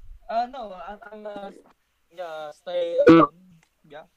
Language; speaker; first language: English; non-native, learner; Vietnamese